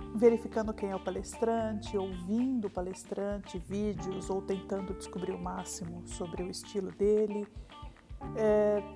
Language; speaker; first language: Portuguese; native; Portuguese